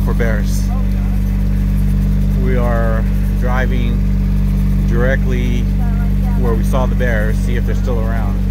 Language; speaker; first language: English; native; English